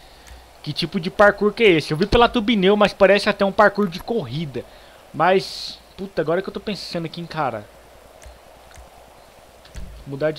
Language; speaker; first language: Portuguese; native; Portuguese